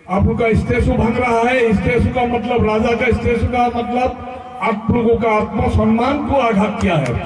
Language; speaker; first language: Hindi; non-native, local second language; Assamese